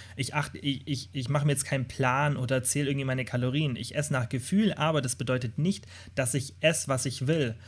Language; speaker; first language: German; native; German